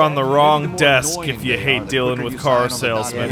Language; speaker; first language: English; native; English